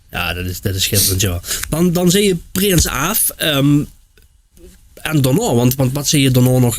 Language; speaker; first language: Dutch; native; Dutch